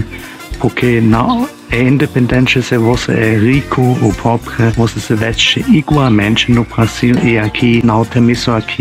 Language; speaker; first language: Portuguese; non-native, fluent; German